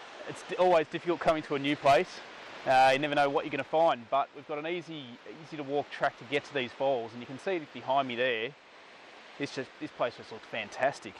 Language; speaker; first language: English; native; English